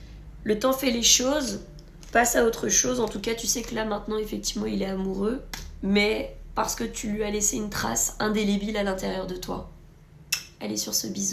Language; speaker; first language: French; native; French